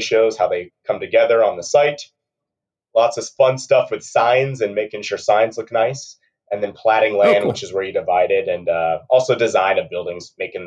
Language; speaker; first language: English; native; English